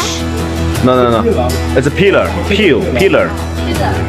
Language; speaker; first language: English; non-native, learner; Chinese